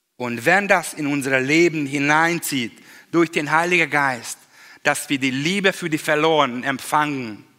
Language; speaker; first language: German; non-native, fluent; Hungarian